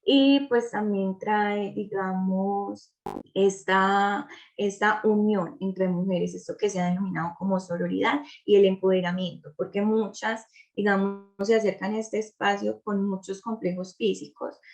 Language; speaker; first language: Spanish; native; Spanish